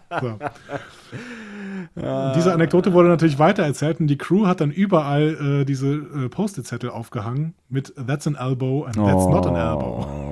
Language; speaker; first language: German; native; German